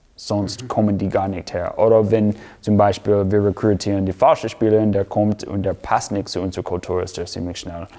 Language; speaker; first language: German; non-native, fluent; English